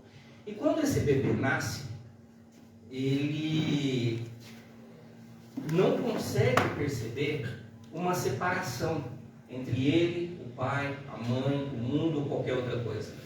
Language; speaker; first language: Portuguese; native; Portuguese